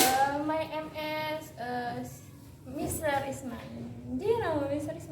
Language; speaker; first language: English; non-native, learner; Indonesian